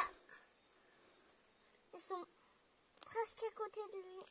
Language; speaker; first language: French; native; French